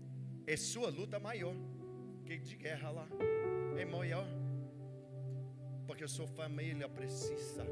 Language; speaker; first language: Portuguese; non-native, learner; English